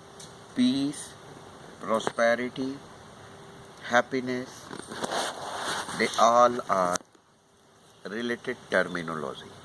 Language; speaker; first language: English; non-native, local second language; Hindi